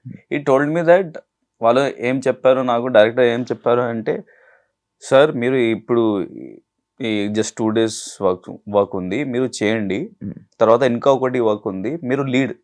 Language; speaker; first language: Telugu; non-native, learner; Hindi